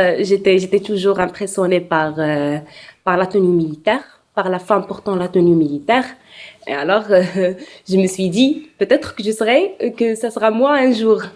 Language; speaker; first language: French; non-native, local second language; Arabic